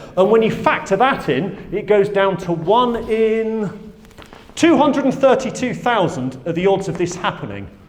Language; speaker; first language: English; native; English